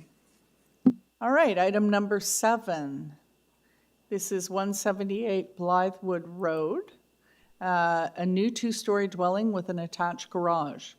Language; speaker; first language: English; native; English